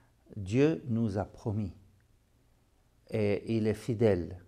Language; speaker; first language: French; non-native, local second language; Arabic